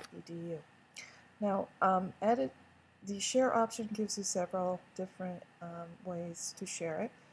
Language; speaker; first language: English; native; English